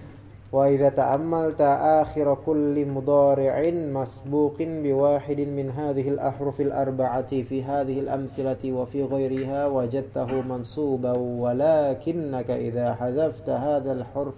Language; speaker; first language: Arabic; non-native, fluent; Indonesian